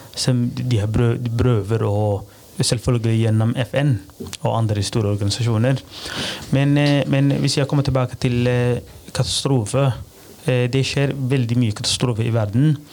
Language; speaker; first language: Norwegian; non-native, fluent; Somali